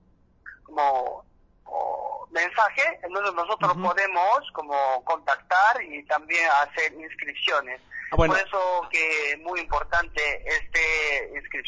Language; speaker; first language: Spanish; non-native, learner; Korean